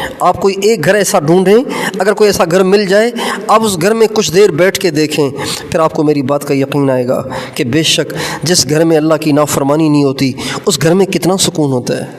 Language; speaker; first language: Urdu; native; Urdu